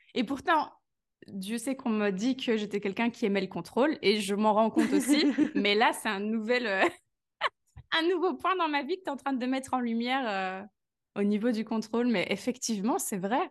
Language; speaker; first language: French; native; French